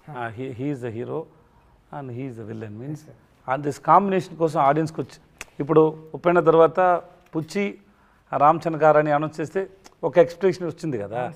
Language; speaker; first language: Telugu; non-native, learner; Tamil